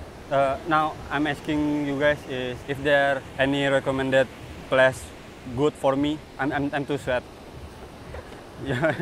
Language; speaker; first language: English; non-native, learner; Indonesian